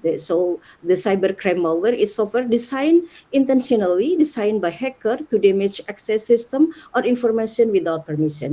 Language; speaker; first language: English; non-native, learner; Indonesian